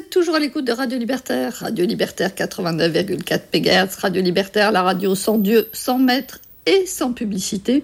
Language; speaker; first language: French; native; French